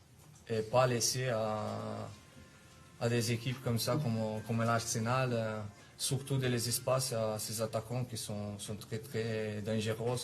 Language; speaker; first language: French; non-native, fluent; Italian